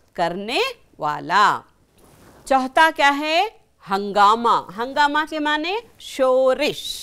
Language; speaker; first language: Urdu; native; Urdu